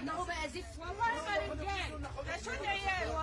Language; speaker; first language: Arabic; native; Arabic